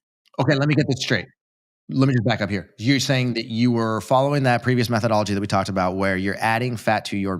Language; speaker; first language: English; native; English